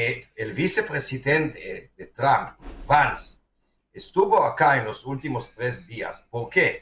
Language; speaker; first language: Spanish; non-native, fluent; Hebrew